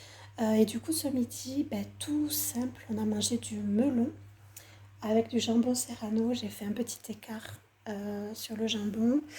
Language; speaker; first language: French; native; French